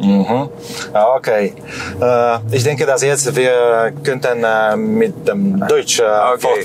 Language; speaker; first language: German; non-native, learner; Polish